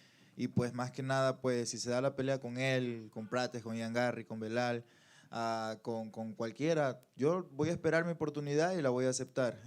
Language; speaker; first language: Spanish; native; Spanish